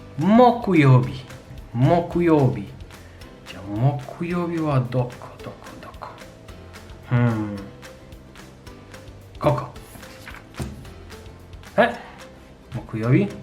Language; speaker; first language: Japanese; non-native, fluent; Polish